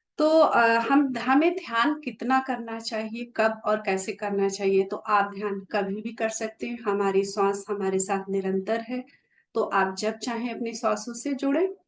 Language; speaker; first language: Hindi; native; Hindi